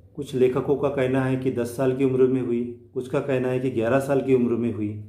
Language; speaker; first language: Hindi; non-native, local second language; Marathi